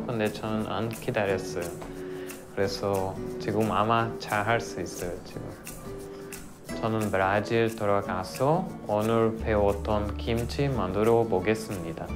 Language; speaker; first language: Korean; non-native, learner; Portuguese